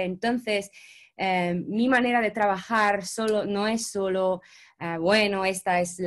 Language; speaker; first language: Spanish; non-native, fluent; Italian